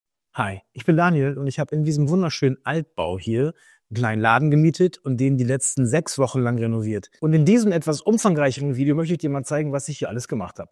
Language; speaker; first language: German; native; German